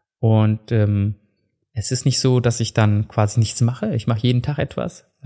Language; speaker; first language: German; early bilingual, other home language; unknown